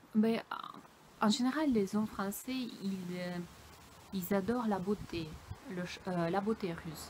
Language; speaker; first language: French; non-native, fluent; Russian